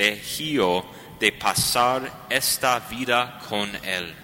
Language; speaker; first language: Spanish; non-native, learner; English